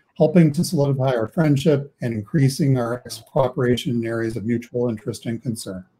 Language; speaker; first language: English; native; English